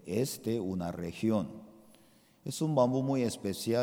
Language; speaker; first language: Spanish; non-native, fluent; Korean